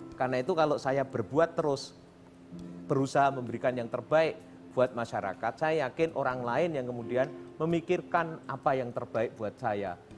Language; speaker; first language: Indonesian; non-native, local second language; Javanese